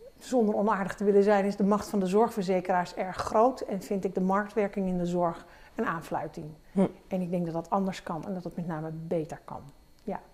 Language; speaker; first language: Dutch; native; Dutch